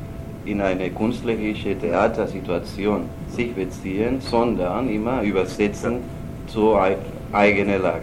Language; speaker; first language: German; non-native, learner; Spanish